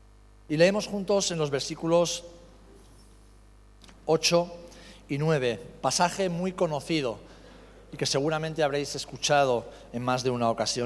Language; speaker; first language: Spanish; native; Spanish